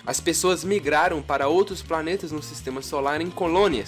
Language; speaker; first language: Portuguese; native; Portuguese